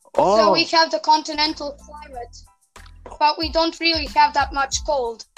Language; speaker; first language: English; non-native, fluent; Serbian